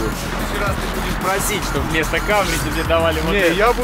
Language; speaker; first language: Russian; native; Russian